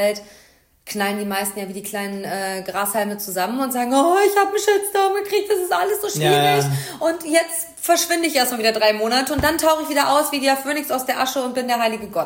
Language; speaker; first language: German; native; German